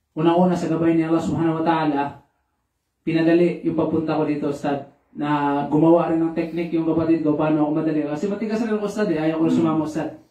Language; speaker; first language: Filipino; non-native, local second language; Cebuano